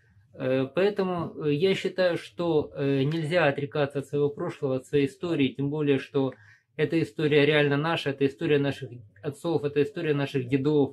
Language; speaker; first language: Russian; native; Russian